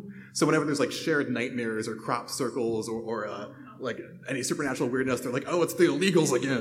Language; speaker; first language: English; native; English